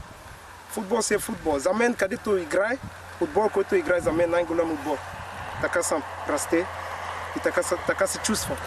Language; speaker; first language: Bulgarian; non-native, learner; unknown